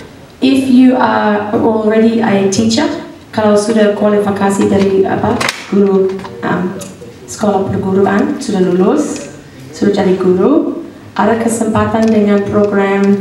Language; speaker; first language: Indonesian; non-native, fluent; English